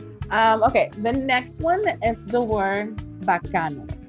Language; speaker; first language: English; non-native, fluent; Spanish